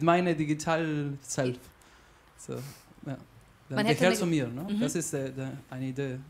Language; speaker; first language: German; non-native, learner; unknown